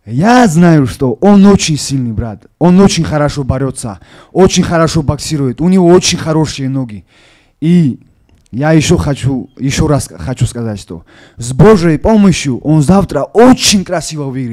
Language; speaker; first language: Russian; non-native, fluent; Georgian